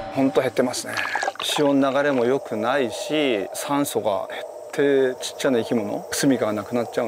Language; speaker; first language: Japanese; native; Japanese